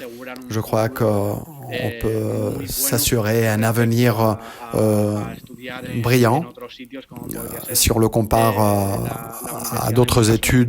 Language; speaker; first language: French; non-native, fluent; Spanish